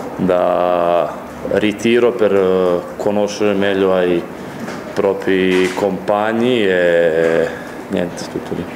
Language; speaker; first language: Italian; non-native, fluent; Serbian